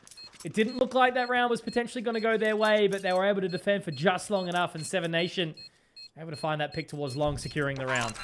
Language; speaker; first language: English; native; English